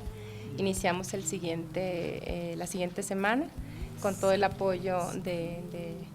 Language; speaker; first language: Spanish; native; Spanish